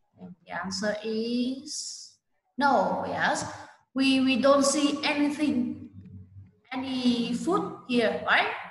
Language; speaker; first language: English; non-native, fluent; Vietnamese